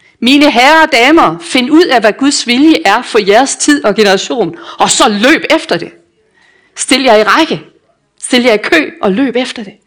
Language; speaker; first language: Danish; native; Danish